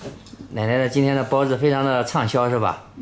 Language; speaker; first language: Chinese; native; Chinese